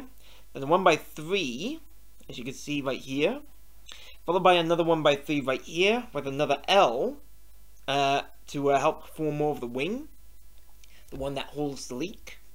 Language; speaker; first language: English; native; English